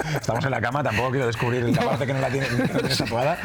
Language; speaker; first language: Spanish; native; Spanish